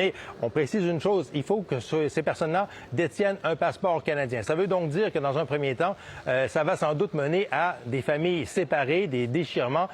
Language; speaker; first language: French; native; French